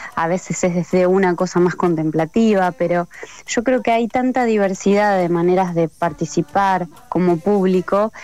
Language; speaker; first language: Spanish; native; Spanish